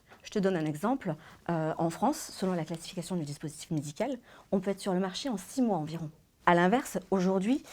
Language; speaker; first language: French; native; French